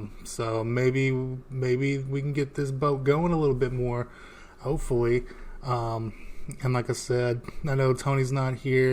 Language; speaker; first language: English; native; English